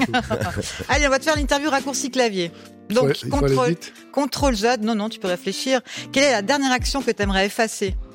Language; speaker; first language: French; native; French